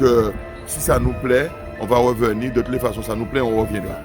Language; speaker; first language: French; native; French